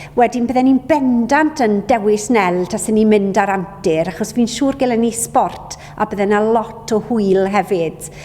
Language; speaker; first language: Welsh; native; Welsh